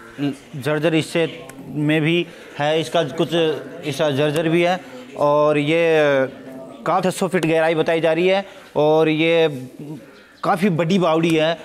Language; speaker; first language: Hindi; native; Hindi